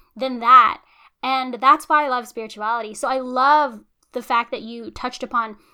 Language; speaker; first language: English; native; English